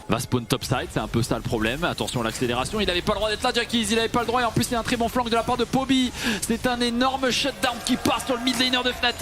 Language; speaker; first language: French; native; French